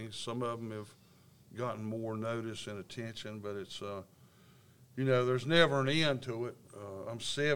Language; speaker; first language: English; native; English